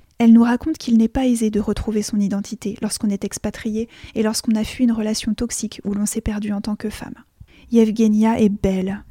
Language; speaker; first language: French; native; French